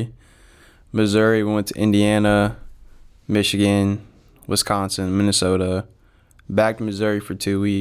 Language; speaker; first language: English; native; English